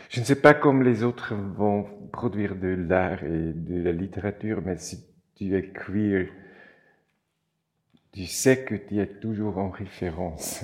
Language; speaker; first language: French; non-native, local second language; German